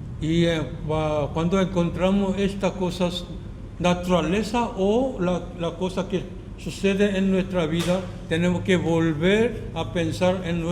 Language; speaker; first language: Spanish; non-native, fluent; Korean